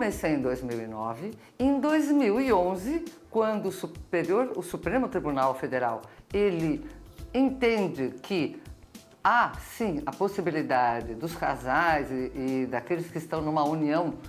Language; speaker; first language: Portuguese; native; Portuguese